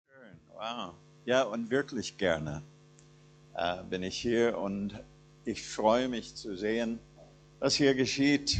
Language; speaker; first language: German; non-native, fluent; English